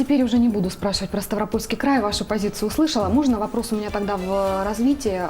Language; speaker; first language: Russian; native; Russian